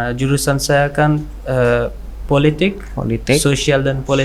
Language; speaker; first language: Indonesian; non-native, learner; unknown